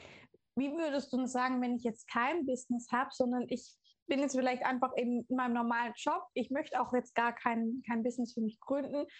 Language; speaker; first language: German; native; German